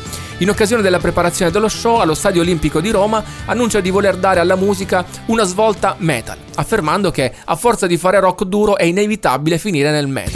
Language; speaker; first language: Italian; native; Italian